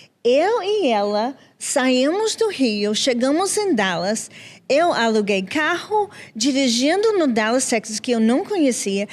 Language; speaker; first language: Portuguese; non-native, fluent; English